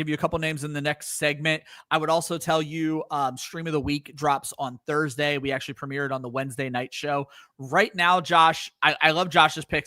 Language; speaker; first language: English; native; English